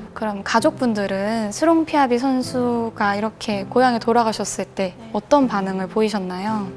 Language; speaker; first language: Korean; native; Korean